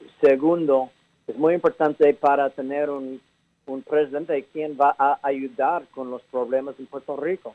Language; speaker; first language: Spanish; early bilingual, heritage; English